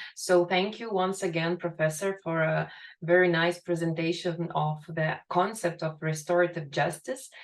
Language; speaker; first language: English; non-native, fluent; Lithuanian